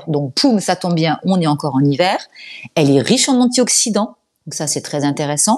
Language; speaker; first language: French; native; French